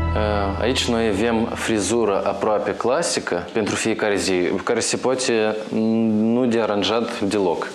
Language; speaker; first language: Romanian; non-native, local second language; Russian